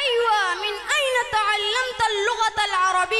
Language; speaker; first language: Arabic; non-native, learner; Urdu